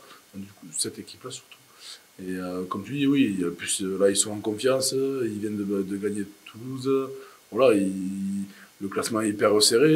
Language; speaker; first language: French; native; French